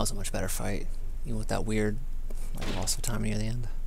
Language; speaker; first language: English; native; English